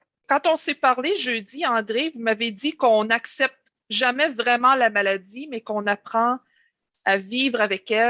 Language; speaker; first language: French; native; French